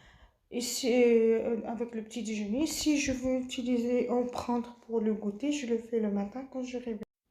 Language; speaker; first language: French; non-native, local second language; Arabic